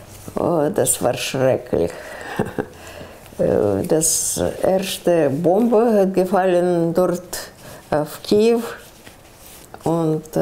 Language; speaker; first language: German; non-native, learner; Russian